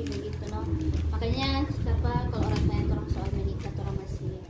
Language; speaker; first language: Indonesian; native; Indonesian